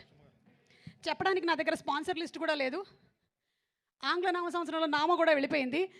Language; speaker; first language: Telugu; native; Telugu